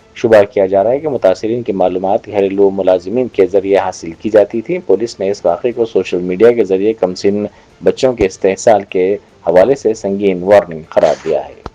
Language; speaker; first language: Urdu; native; Urdu